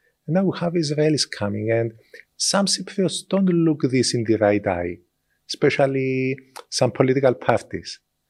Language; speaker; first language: English; non-native, fluent; Greek